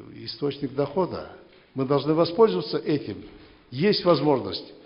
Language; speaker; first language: Russian; non-native, local second language; Kazakh